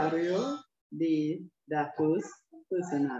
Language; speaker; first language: Spanish; non-native, learner; English